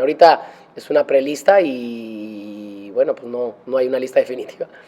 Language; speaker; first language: Spanish; native; Spanish